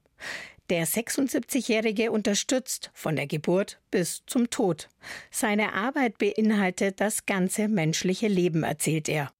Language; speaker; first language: German; native; German